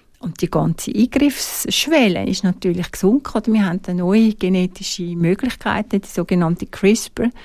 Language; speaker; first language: German; native; German